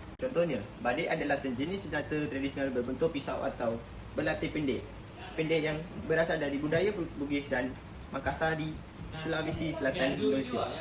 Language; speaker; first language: Malay; non-native, local second language; Tamil